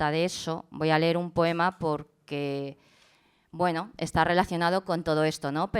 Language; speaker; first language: Spanish; early bilingual, other home language; Chinese